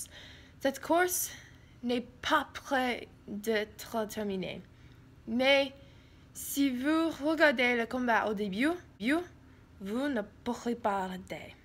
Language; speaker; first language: French; non-native, learner; English